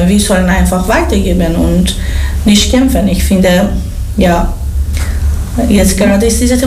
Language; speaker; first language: German; non-native, learner; Persian